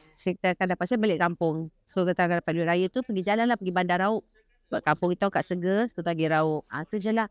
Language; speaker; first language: Malay; native; Malay